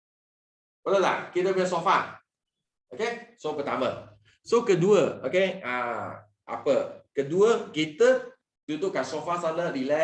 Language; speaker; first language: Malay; non-native, local second language; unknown